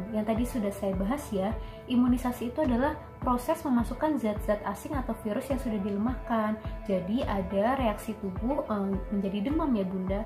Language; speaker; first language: Indonesian; native; Indonesian